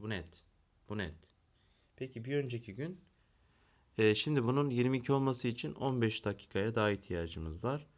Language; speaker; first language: Turkish; native; Turkish